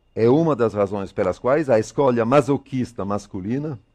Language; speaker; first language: Portuguese; non-native, fluent; Italian